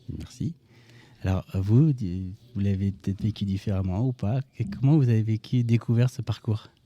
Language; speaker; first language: French; native; French